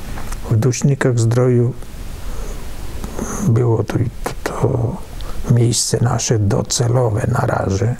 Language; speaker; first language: Polish; early bilingual, other home language; Macedonian